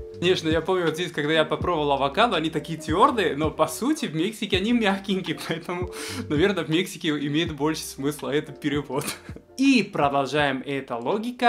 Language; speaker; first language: Russian; non-native, fluent; Spanish